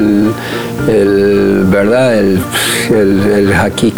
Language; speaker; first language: Spanish; native; Spanish